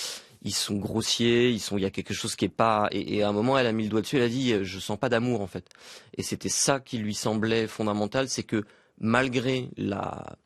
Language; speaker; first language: French; native; French